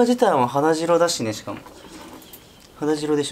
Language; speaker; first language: Japanese; native; Japanese